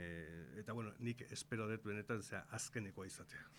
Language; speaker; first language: Basque; non-native, local second language; Spanish